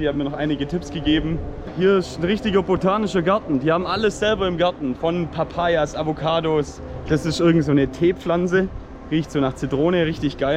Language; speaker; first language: German; native; German